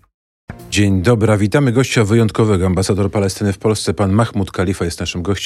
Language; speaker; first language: Polish; native; Polish